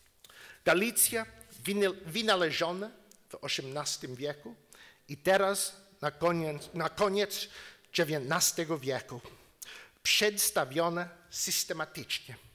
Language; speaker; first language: Polish; non-native, learner; English